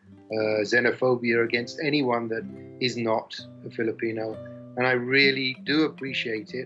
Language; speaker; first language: English; native; English